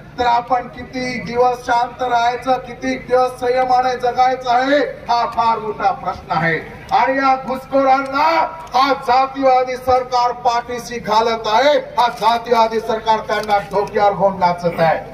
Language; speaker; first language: Marathi; non-native, local second language; Lambadi